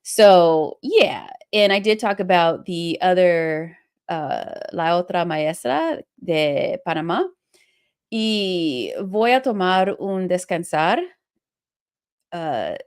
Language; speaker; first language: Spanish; non-native, learner; English